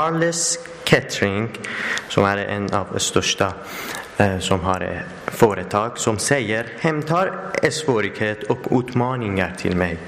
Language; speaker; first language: Swedish; non-native, learner; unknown